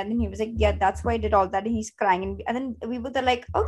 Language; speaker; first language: English; non-native, local second language; Hindi